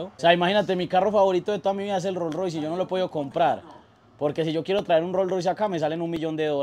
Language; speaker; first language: Spanish; native; Spanish